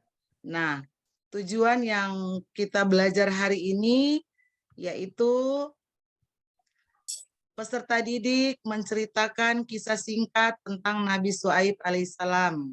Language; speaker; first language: Indonesian; native; Indonesian